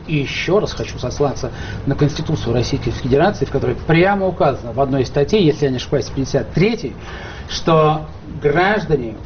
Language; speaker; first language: Russian; native; Russian